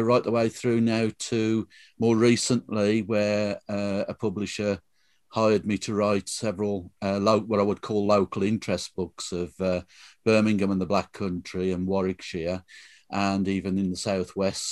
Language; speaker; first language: English; native; English